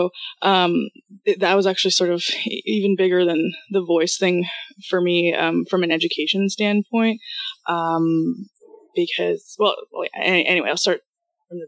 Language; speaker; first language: English; non-native, fluent; Russian